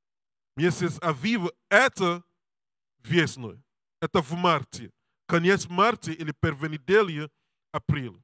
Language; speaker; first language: Russian; non-native, learner; English